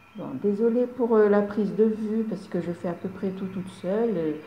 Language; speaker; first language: French; non-native, local second language; Malagasy